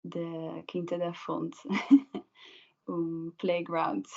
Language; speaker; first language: Portuguese; non-native, learner; Dutch